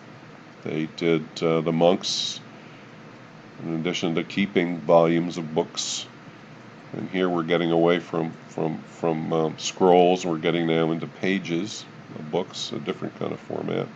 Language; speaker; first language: English; native; English